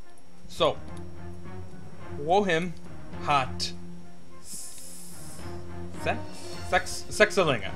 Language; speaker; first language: German; non-native, learner; English